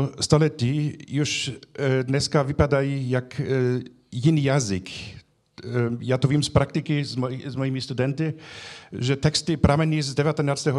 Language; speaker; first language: Czech; non-native, fluent; German